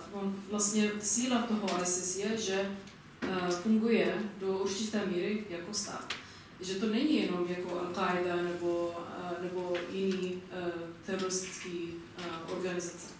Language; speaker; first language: Czech; non-native, fluent; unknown